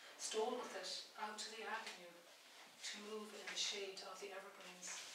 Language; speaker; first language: English; native; English